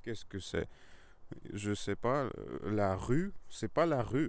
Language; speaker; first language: French; non-native, learner; Russian